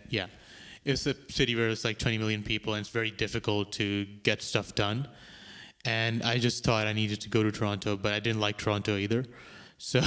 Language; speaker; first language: English; non-native, local second language; Urdu